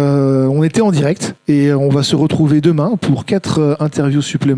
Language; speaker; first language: French; native; French